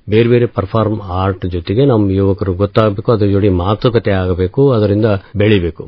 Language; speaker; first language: Kannada; native; Kannada